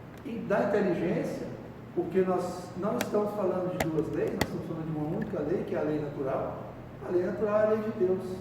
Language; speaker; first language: Portuguese; native; Portuguese